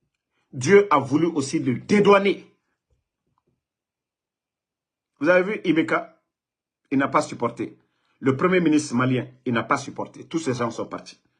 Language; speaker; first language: French; non-native, local second language; Mandingo